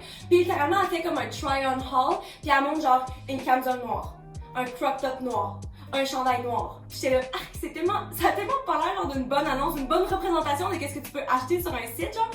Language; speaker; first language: French; native; French